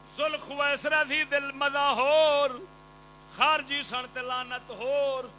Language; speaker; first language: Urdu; non-native, local second language; Punjabi